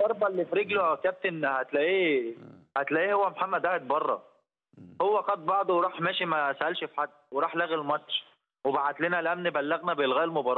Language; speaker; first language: Arabic; native; Arabic